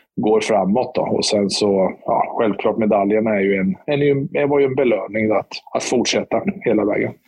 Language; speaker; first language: Swedish; native; Swedish